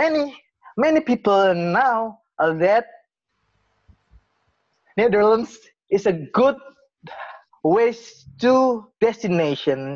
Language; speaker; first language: English; non-native, learner; Indonesian